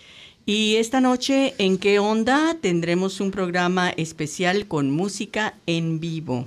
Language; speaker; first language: Spanish; native; Spanish